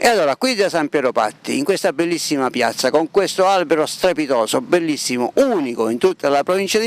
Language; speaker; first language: Italian; native; Italian